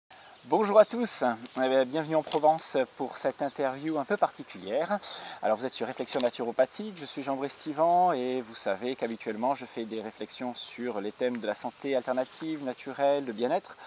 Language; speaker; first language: French; native; French